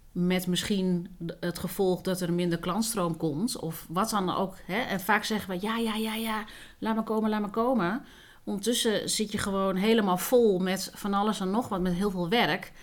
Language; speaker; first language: Dutch; early bilingual, other home language; Spanish